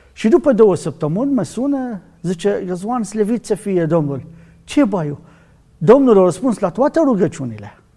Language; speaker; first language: Romanian; non-native, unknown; Arabic